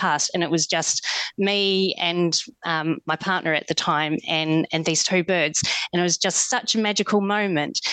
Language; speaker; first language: English; native; English